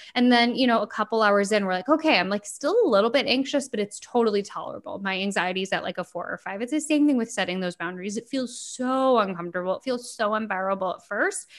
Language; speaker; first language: English; native; English